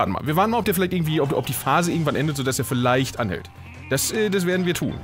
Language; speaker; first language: German; native; German